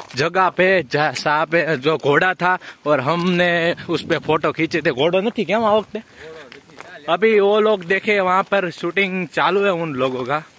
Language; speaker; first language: Hindi; non-native, local second language; Gujarati